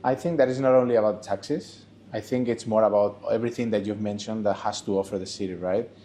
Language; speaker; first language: English; non-native, fluent; Spanish